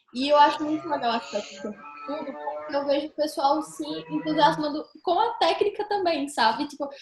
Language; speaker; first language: Portuguese; native; Portuguese